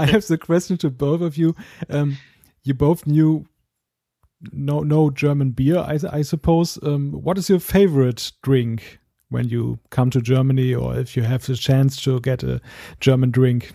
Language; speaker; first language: English; non-native, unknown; German